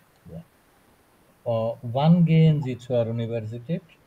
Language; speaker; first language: German; non-native, fluent; Bangla